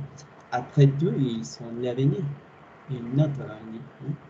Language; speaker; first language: French; non-native, learner; Spanish